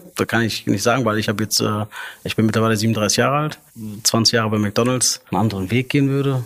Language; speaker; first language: German; early bilingual, other home language; Arabic